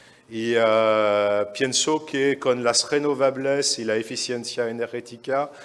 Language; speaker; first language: Spanish; non-native, fluent; French